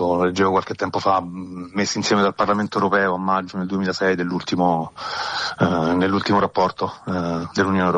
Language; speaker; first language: Italian; native; Italian